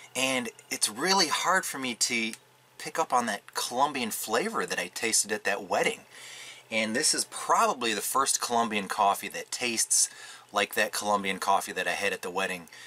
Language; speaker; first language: English; native; English